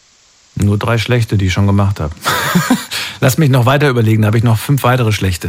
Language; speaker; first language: German; native; German